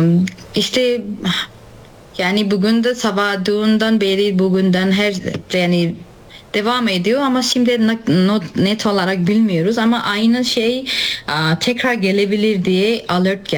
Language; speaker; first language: Turkish; non-native, learner; Nepali